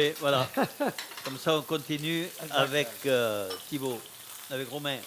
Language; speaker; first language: French; native; French